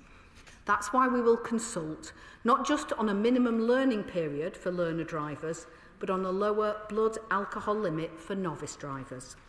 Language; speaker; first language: English; native; English